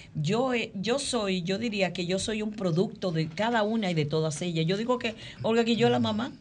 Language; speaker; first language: Spanish; early bilingual, heritage; Spanish